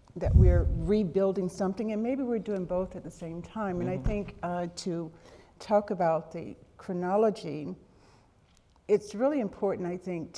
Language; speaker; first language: English; native; English